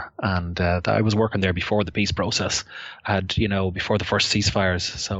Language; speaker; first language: English; native; English